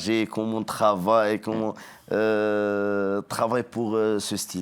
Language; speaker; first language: French; non-native, learner; Arabic